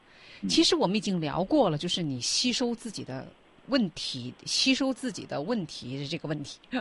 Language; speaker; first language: Chinese; native; Chinese